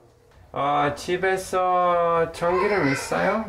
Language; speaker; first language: Korean; non-native, learner; English